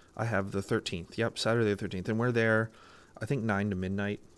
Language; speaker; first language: English; native; English